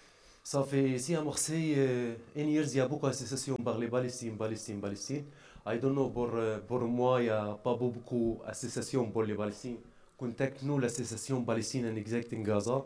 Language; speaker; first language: French; non-native, learner; Arabic